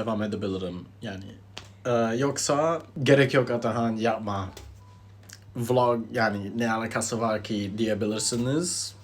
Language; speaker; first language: Turkish; early bilingual, heritage; Turkish